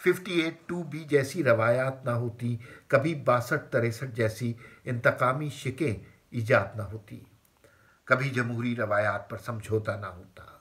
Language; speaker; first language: Urdu; native; Urdu